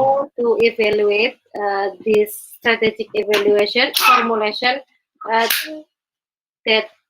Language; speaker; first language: English; non-native, learner; Indonesian